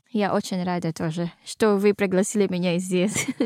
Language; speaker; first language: Russian; non-native, learner; Filipino